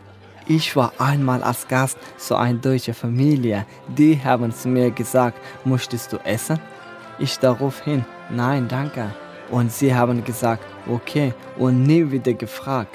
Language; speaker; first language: German; non-native, fluent; Persian